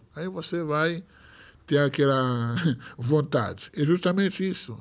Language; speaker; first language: Portuguese; non-native, fluent; Hebrew